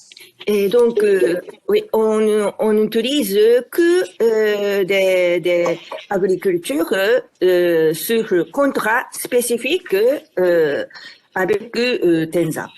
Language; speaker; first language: French; non-native, fluent; Japanese